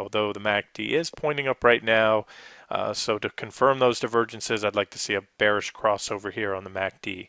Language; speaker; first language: English; native; English